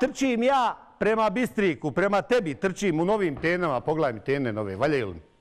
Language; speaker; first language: Bosnian; native; Bosnian